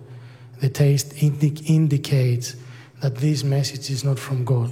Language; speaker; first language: English; non-native, fluent; Greek